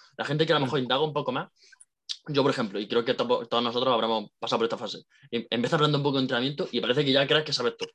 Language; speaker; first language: Spanish; native; Spanish